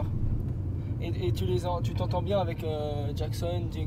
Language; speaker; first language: French; native; French